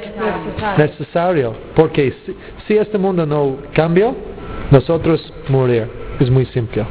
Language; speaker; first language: Spanish; non-native, learner; English